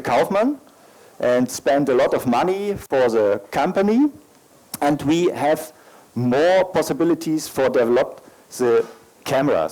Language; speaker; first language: English; non-native, learner; German